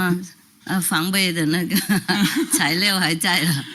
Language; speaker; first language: Chinese; non-native, fluent; Vietnamese